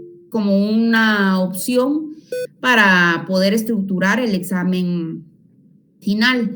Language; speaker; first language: Spanish; native; Spanish